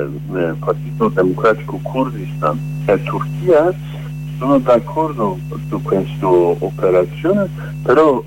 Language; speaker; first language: Italian; non-native, learner; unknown